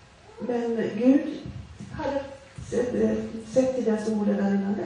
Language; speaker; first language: Swedish; early bilingual, other home language; Portuguese